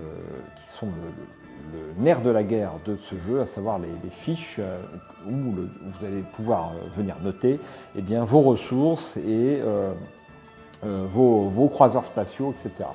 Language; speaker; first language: French; native; French